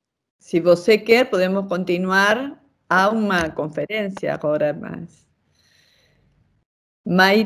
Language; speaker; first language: Portuguese; non-native, fluent; Spanish